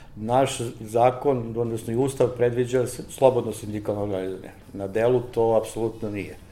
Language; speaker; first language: Serbian; native; Serbian